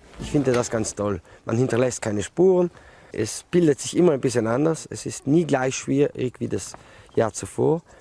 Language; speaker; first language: German; native; German